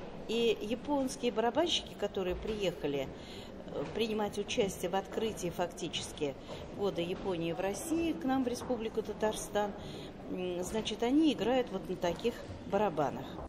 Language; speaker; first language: Russian; native; Russian